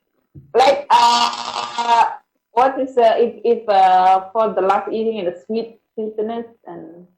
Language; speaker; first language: English; non-native, learner; Indonesian